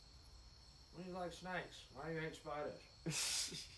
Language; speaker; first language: English; native; English